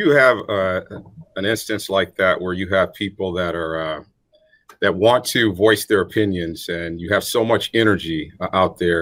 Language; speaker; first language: English; native; English